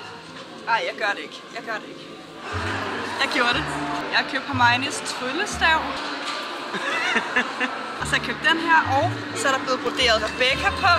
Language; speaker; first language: Danish; native; Danish